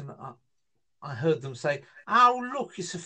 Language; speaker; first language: English; native; English